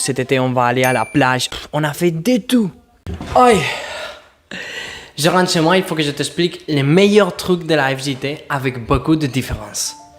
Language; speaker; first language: French; non-native, fluent; Spanish